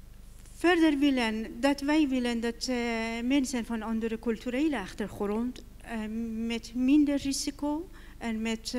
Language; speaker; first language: Dutch; non-native, learner; Persian